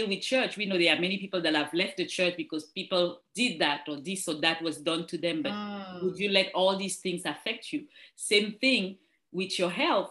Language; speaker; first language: English; non-native, local second language; French